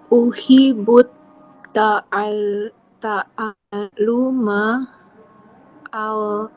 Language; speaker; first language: Arabic; non-native, learner; Indonesian